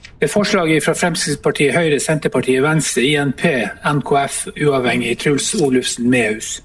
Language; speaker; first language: Norwegian; native; Norwegian